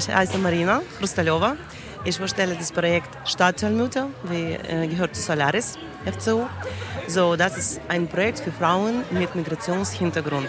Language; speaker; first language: German; non-native, learner; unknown